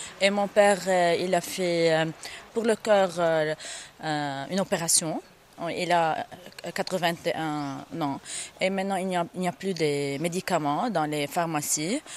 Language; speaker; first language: French; non-native, local second language; Arabic